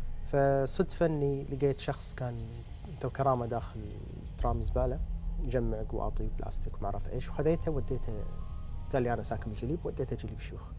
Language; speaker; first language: Arabic; native; Arabic